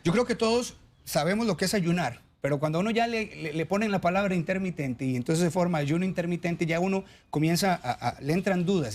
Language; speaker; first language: Spanish; native; Spanish